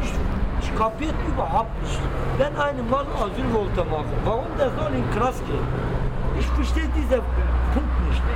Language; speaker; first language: German; non-native, learner; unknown